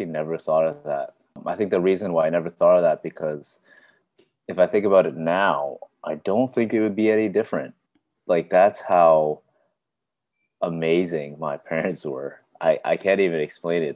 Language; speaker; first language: English; native; English